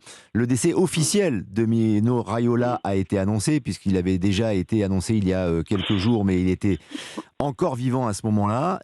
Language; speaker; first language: French; native; French